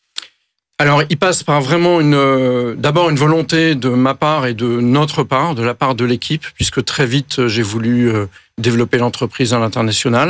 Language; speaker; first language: French; native; French